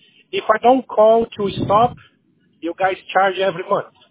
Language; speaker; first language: English; non-native, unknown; Portuguese